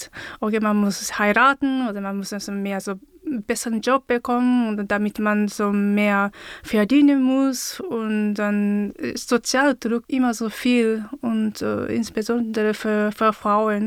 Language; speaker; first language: German; non-native, fluent; Japanese